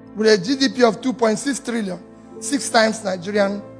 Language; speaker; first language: English; non-native, local second language; Igbo